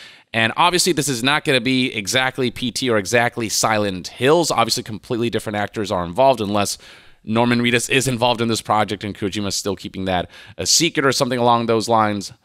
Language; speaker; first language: English; native; English